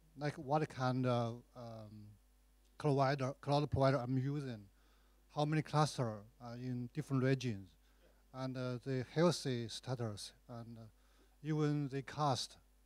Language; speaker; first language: English; non-native, learner; Chinese